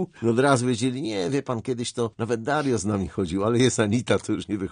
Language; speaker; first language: Polish; native; Polish